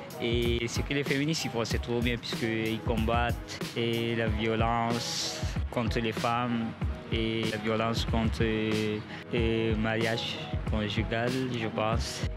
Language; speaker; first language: French; non-native, learner; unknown